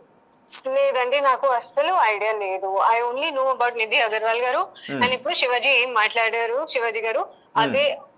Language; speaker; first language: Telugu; non-native, learner; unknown